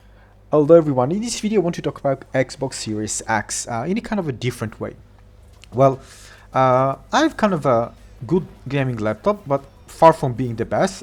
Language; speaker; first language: English; non-native, fluent; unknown